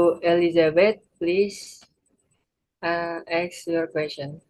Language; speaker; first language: English; non-native, learner; Indonesian